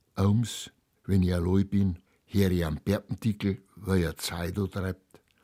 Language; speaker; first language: German; native; German